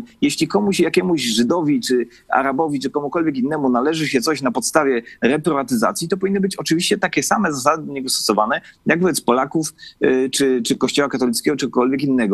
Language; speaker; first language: Polish; native; Polish